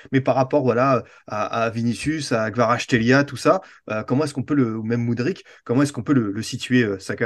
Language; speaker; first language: French; native; French